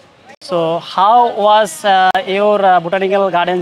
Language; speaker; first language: English; non-native, learner; Bangla